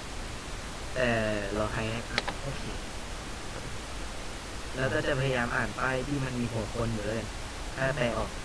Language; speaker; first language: Thai; native; Thai